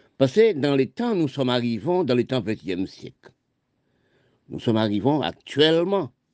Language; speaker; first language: French; non-native, local second language; Haitian Creole